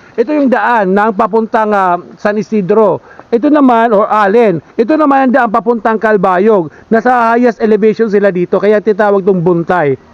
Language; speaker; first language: Filipino; non-native, local second language; Waray